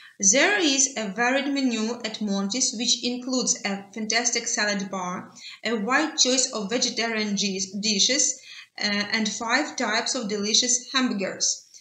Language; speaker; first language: English; non-native, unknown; Ukrainian